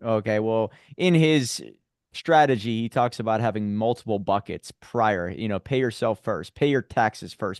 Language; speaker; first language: English; native; English